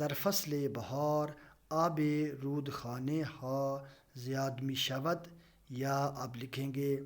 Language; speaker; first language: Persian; non-native, fluent; Urdu